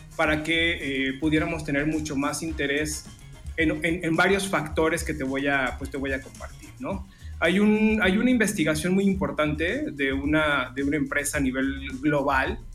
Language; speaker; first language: Spanish; native; Spanish